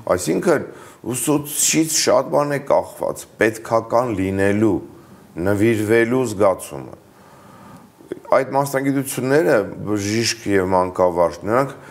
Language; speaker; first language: Armenian; native; Armenian